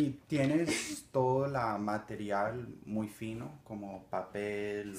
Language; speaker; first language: Spanish; early bilingual, heritage; Spanish